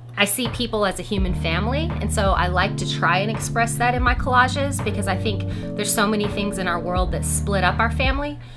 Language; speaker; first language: English; native; English